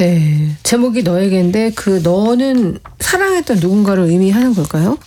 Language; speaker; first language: Korean; native; Korean